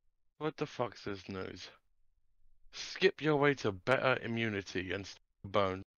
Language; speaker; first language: English; native; English